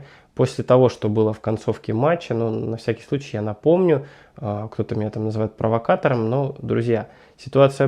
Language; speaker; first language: Russian; native; Russian